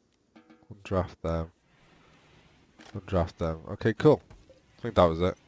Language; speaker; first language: English; native; English